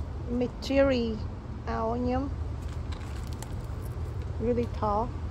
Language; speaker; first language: English; non-native, learner; Vietnamese